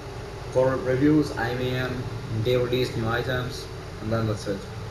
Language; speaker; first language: English; non-native, learner; Italian